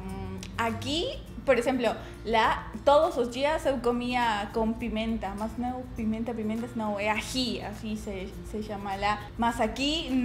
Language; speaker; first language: Portuguese; non-native, learner; Spanish